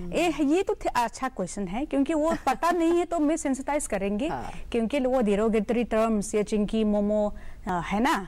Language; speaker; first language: Hindi; non-native, local second language; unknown